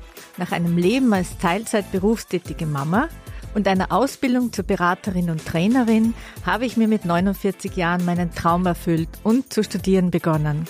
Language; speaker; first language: German; native; German